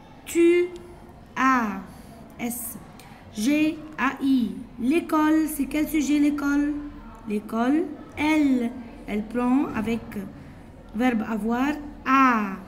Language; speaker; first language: French; non-native, fluent; Arabic